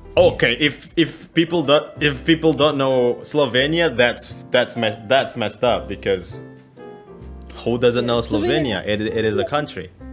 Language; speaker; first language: English; non-native, fluent; Indonesian